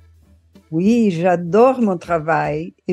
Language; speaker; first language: French; non-native, fluent; Portuguese